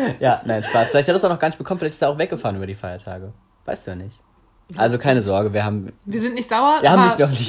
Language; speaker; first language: German; native; German